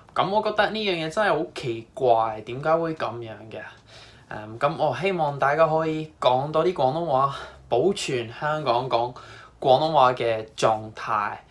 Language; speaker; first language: Cantonese; non-native, fluent; English